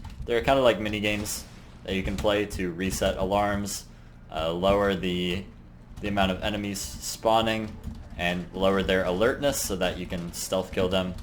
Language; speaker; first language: English; native; English